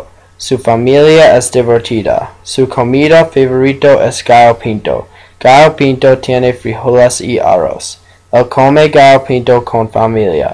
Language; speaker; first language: Spanish; non-native, learner; English